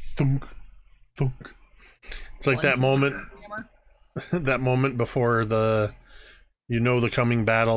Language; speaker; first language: English; native; English